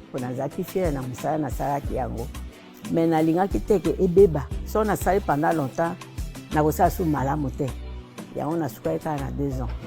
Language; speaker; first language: Lingala; non-native, local second language; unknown